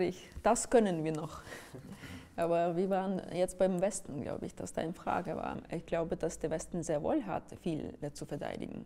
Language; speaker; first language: German; non-native, fluent; Ukrainian